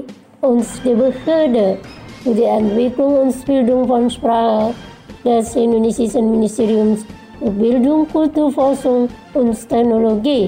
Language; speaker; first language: German; non-native, fluent; Indonesian